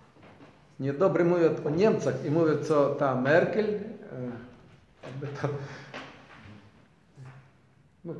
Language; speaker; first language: Polish; non-native, learner; Ukrainian